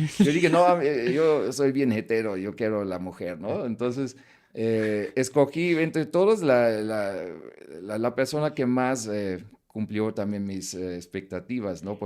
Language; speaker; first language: Spanish; non-native, fluent; German